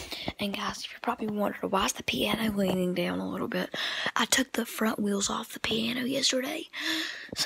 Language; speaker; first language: English; native; English